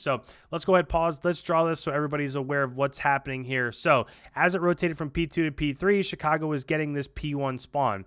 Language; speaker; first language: English; native; English